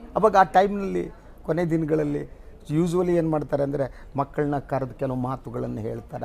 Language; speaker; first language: Kannada; native; Kannada